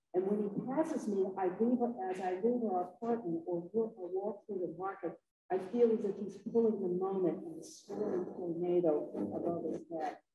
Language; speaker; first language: English; native; English